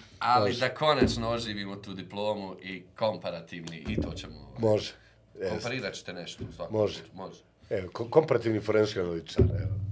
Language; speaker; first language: Bosnian; native; Bosnian